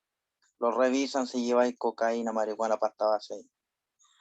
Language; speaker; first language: Spanish; native; Spanish